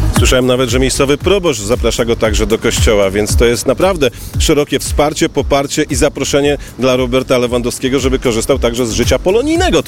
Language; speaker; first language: Polish; native; Polish